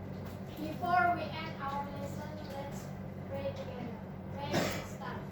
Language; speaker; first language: English; non-native, learner; Indonesian